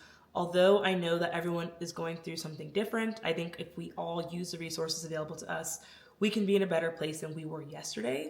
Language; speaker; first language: English; native; English